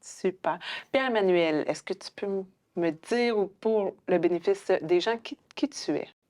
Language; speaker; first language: French; native; French